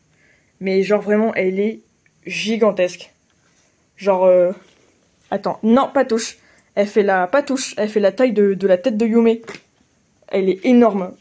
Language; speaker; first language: French; native; French